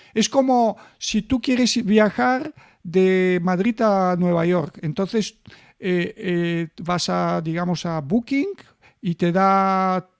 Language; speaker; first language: Spanish; non-native, fluent; Bulgarian